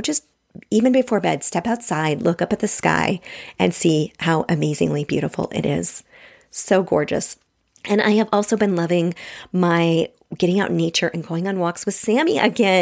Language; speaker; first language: English; native; English